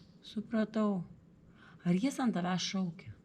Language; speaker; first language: Lithuanian; non-native, learner; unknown